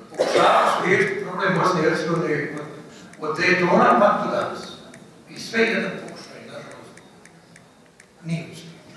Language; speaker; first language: Croatian; native; Croatian